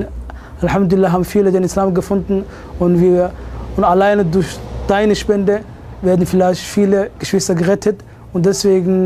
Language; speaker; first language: German; early bilingual, other home language; Somali